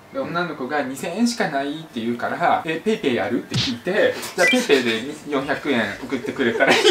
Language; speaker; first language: Japanese; early bilingual, other home language; Russian